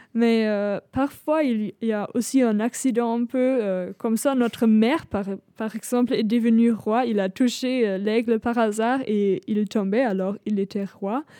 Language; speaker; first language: French; non-native, fluent; German